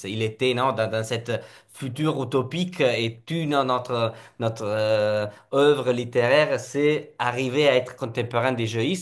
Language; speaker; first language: French; non-native, fluent; Italian